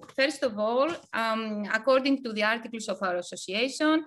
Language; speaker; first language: English; non-native, fluent; Ukrainian